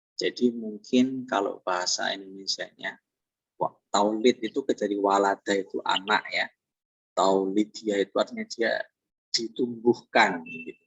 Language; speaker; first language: Indonesian; non-native, local second language; Javanese